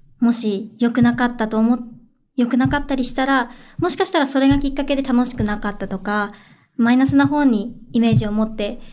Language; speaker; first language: Japanese; native; Japanese